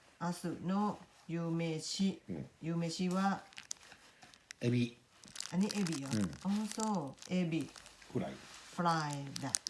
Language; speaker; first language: Japanese; non-native, learner; Thai